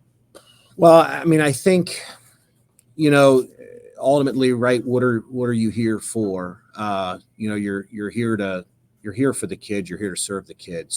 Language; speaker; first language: English; native; English